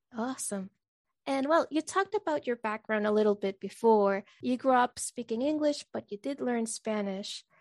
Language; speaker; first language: English; non-native, fluent; Spanish